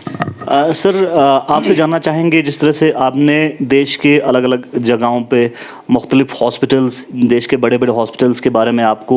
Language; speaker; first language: Hindi; non-native, local second language; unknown